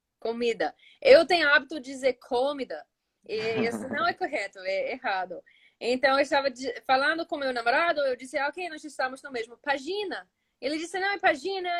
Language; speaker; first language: Portuguese; non-native, learner; English